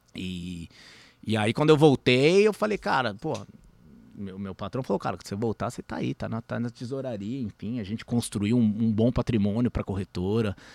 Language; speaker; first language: Portuguese; early bilingual, other home language; Spanish